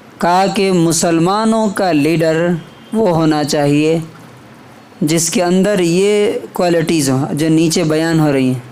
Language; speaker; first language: Urdu; native; Urdu